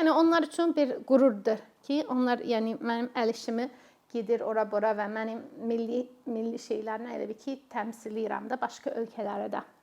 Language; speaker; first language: Azerbaijani; non-native, fluent; English